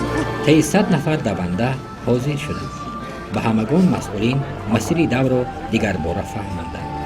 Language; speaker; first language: Persian; native; Persian